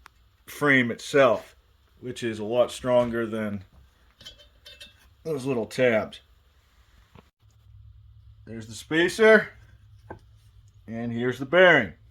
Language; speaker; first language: English; native; English